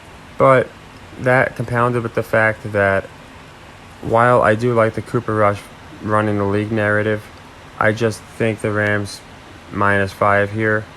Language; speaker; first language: English; native; English